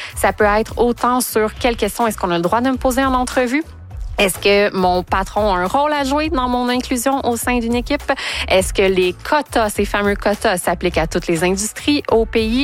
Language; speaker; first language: French; native; French